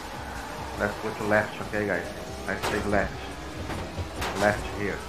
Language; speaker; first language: English; non-native, learner; Portuguese